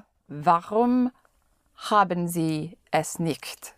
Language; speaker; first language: German; non-native, learner; English